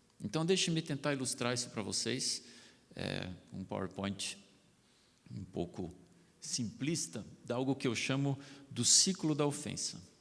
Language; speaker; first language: Portuguese; non-native, local second language; German